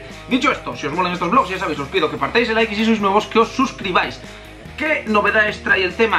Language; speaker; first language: Spanish; native; Spanish